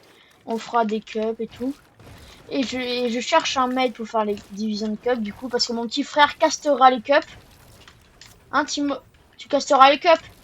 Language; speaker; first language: French; native; French